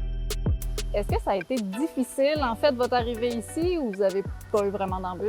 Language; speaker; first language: French; native; French